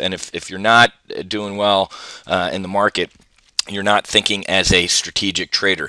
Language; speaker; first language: English; native; English